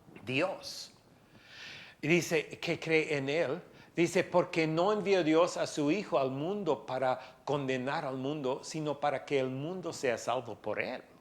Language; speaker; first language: Spanish; non-native, fluent; English